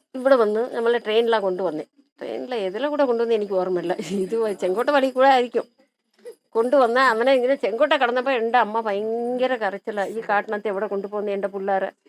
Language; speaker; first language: Malayalam; early bilingual, other home language; Tamil